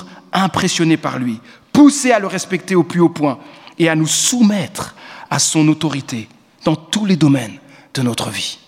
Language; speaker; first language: French; native; French